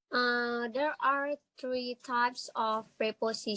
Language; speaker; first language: English; non-native, learner; Indonesian